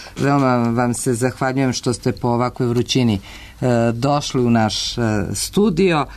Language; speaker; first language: Serbian; native; Serbian